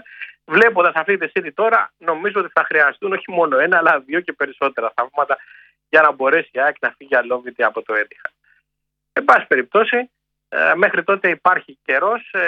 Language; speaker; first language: Greek; native; Greek